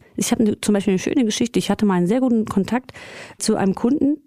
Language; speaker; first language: German; early bilingual, other home language; Greek